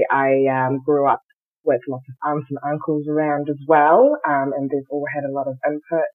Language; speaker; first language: English; early bilingual, other home language; Shona